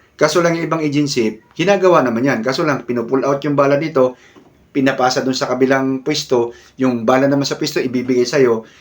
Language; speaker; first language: Filipino; native; Filipino